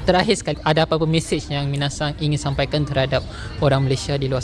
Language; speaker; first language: Malay; native; Malay